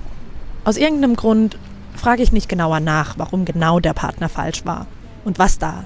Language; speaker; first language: German; native; German